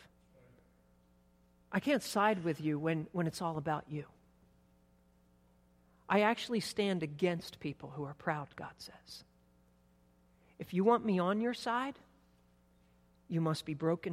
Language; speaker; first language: English; native; English